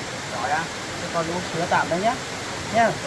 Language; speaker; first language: Vietnamese; native; Vietnamese